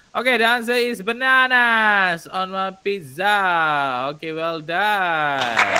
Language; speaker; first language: English; non-native, local second language; Malay